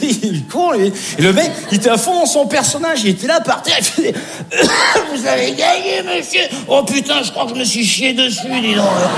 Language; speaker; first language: French; native; French